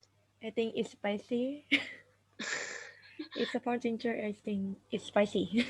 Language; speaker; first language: English; non-native, learner; Thai